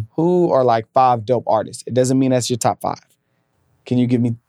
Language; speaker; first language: English; native; English